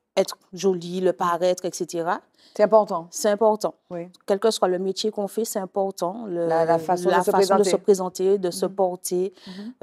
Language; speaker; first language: French; native; French